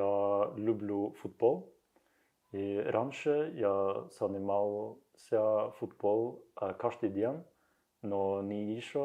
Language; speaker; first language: Russian; non-native, learner; Norwegian